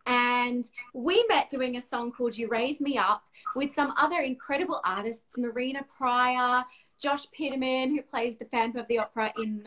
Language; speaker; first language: English; native; English